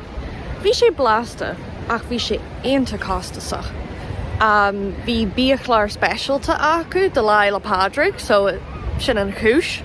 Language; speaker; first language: Irish; non-native, local second language; English